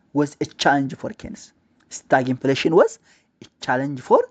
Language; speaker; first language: English; non-native, local second language; Amharic